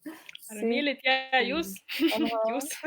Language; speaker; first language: Lithuanian; non-native, learner; Spanish